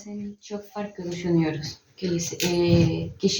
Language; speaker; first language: Turkish; non-native, learner; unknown